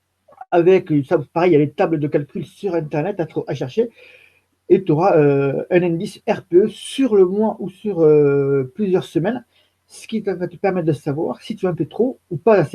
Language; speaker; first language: French; native; French